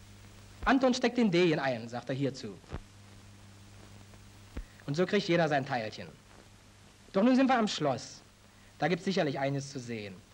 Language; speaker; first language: German; native; German